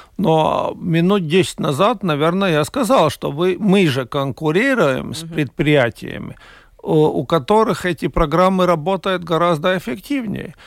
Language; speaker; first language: Russian; non-native, local second language; Latvian